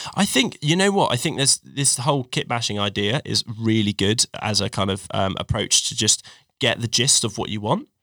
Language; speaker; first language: English; native; English